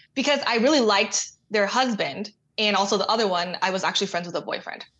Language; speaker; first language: English; native; English